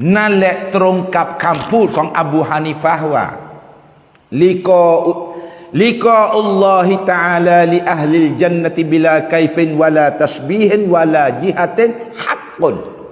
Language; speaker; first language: Thai; non-native, local second language; Malay